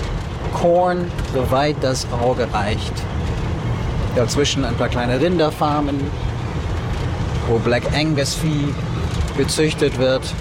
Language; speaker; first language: German; native; German